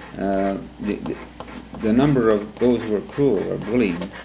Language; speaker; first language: English; early bilingual, other home language; Ukrainian